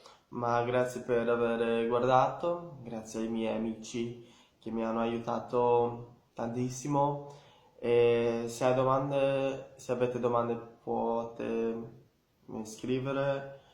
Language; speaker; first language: Italian; non-native, learner; Portuguese